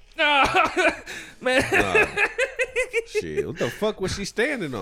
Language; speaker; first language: English; native; English